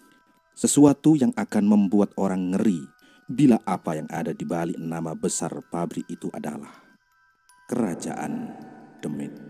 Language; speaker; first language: Indonesian; native; Indonesian